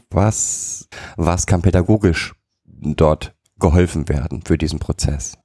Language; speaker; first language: German; native; German